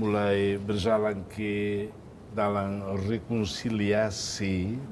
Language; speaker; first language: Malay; non-native, fluent; Tetum